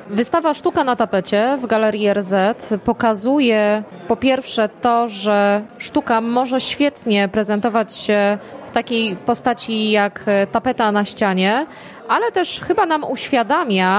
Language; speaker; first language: Polish; native; Polish